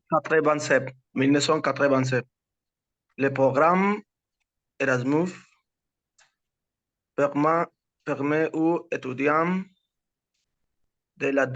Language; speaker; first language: French; non-native, learner; Spanish